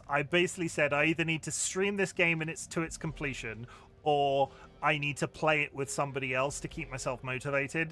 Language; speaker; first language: English; native; English